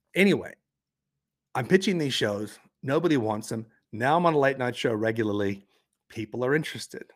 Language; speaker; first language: English; native; English